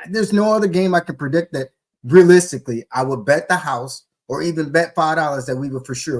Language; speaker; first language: English; native; English